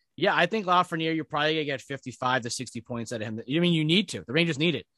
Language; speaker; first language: English; native; English